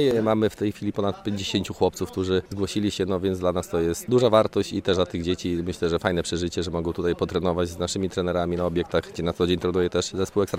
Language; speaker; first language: Polish; native; Polish